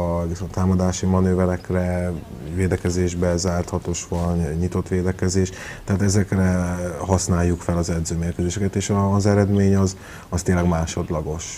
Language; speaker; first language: Hungarian; native; Hungarian